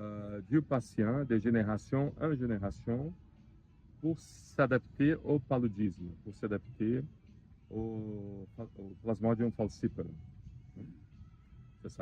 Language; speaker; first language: French; non-native, learner; Portuguese